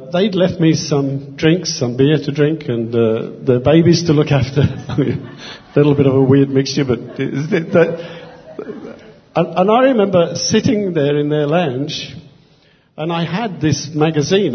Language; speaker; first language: English; native; English